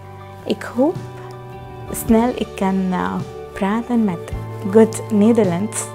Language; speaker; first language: Dutch; non-native, learner; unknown